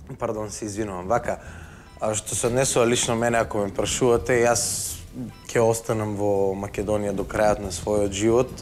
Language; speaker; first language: Macedonian; native; Macedonian